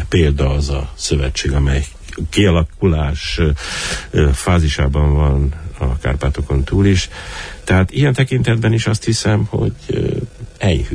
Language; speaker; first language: Hungarian; native; Hungarian